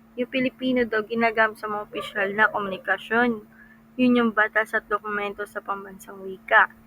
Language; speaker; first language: Filipino; non-native, local second language; Cebuano